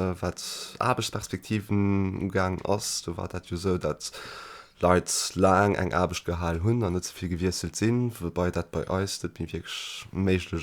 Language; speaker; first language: German; non-native, local second language; Luxembourgish